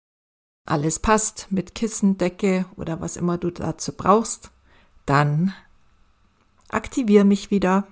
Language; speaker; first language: German; native; German